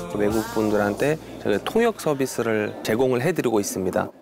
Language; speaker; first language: Korean; non-native, fluent; Uzbek